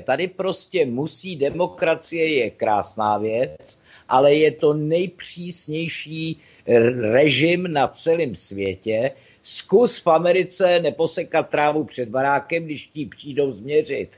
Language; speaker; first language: Czech; native; Czech